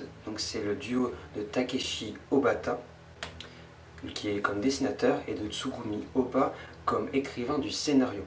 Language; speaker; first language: French; native; French